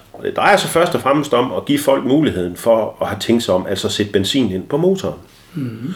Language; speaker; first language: Danish; native; Danish